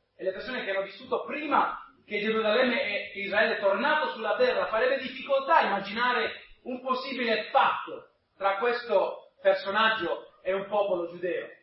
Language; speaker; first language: Italian; non-native, fluent; English